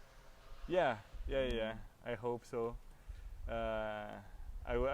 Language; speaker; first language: English; non-native, fluent; Spanish